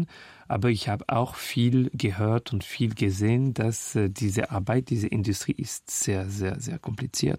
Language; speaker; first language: German; non-native, fluent; French